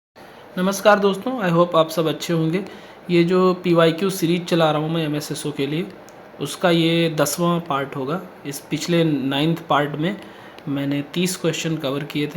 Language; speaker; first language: Hindi; native; Hindi